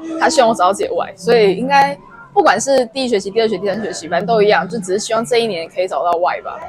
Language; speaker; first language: Chinese; native; Chinese